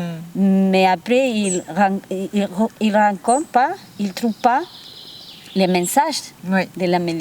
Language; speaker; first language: French; non-native, fluent; Spanish